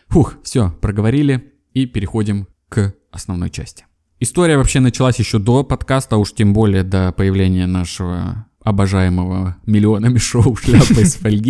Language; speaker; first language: Russian; native; Russian